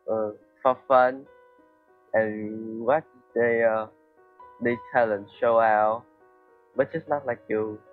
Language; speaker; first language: English; non-native, learner; Vietnamese